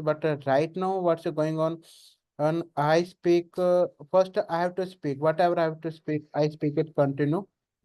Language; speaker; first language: English; non-native, learner; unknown